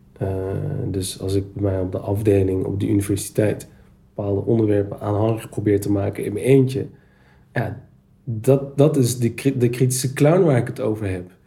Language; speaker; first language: Dutch; early bilingual, other home language; Turkish